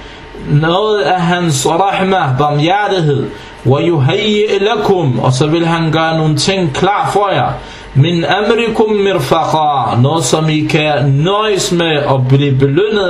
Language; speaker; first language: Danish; non-native, fluent; Arabic